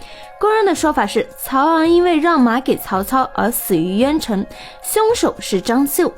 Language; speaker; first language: Chinese; native; Chinese